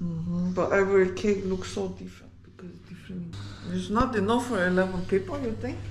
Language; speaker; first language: English; non-native, learner; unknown